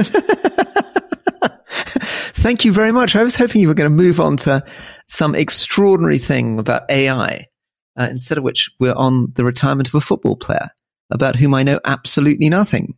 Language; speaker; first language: English; native; English